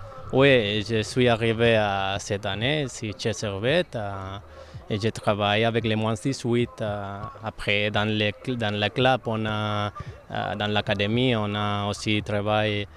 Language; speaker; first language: French; non-native, fluent; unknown